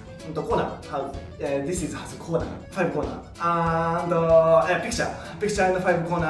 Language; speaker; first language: English; non-native, learner; Japanese